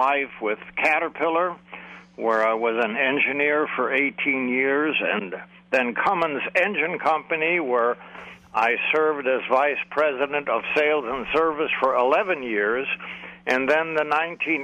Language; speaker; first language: English; native; English